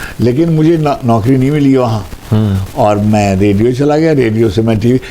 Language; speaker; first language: Urdu; native; Urdu